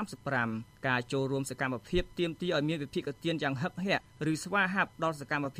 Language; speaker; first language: Khmer; native; Khmer